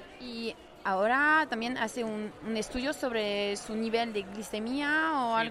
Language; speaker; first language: Spanish; non-native, learner; French